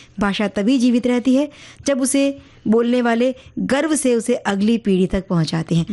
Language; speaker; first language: Hindi; native; Hindi